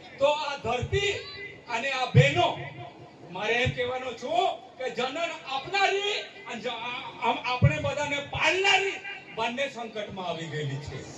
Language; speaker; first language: Gujarati; non-native, local second language; Vasavi